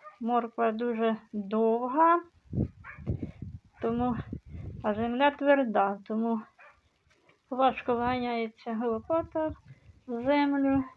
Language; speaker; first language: Ukrainian; native; Ukrainian